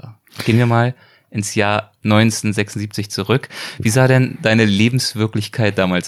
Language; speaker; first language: German; native; German